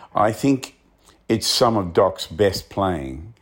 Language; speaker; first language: English; native; English